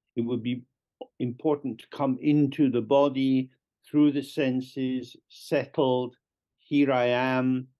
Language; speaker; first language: English; native; English